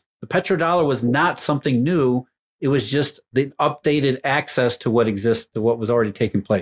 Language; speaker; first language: English; native; English